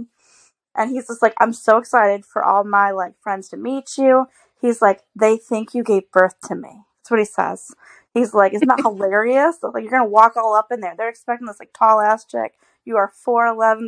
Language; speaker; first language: English; native; English